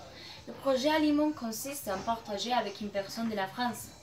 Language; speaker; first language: French; non-native, learner; Spanish